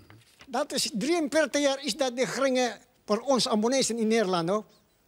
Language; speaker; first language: Dutch; non-native, learner; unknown